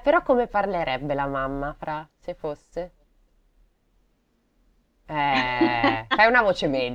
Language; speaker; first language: Italian; native; Italian